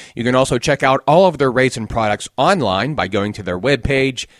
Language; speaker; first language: English; native; English